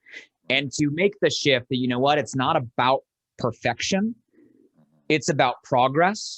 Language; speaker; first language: English; native; English